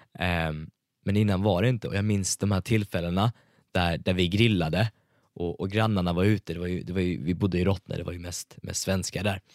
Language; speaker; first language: Swedish; early bilingual, other home language; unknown